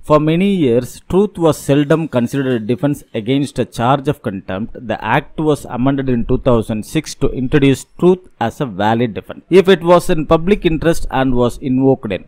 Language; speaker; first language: English; non-native, local second language; Tamil